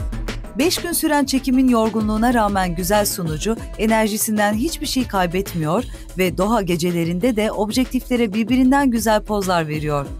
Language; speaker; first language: Turkish; native; Turkish